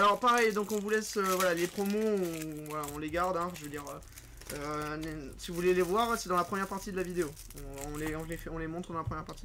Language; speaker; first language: French; native; French